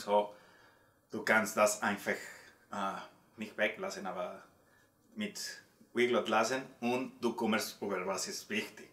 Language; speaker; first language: German; non-native, learner; Spanish